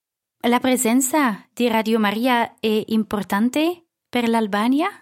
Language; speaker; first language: Italian; non-native, fluent; Dutch